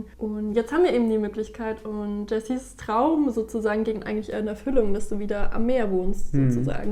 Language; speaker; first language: German; native; German